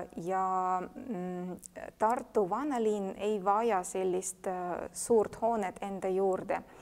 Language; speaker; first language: Estonian; non-native, fluent; Russian